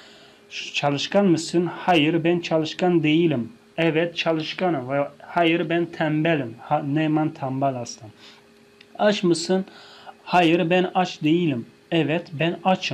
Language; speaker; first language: Turkish; non-native, fluent; Tajik